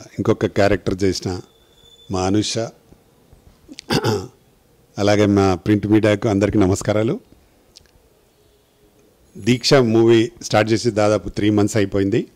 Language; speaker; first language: Telugu; native; Telugu